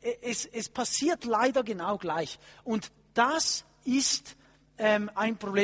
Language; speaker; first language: German; non-native, fluent; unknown